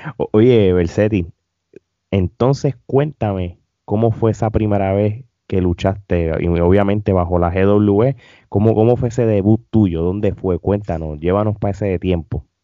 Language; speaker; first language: Spanish; native; Spanish